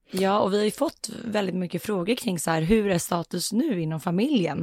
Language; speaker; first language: Swedish; native; Swedish